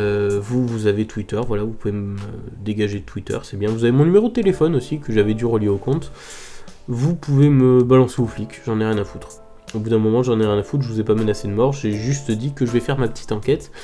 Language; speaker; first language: French; native; French